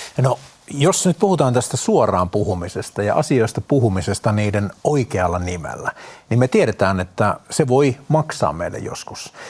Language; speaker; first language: Finnish; native; Finnish